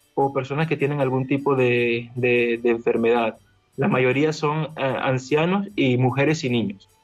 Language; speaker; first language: Spanish; native; Spanish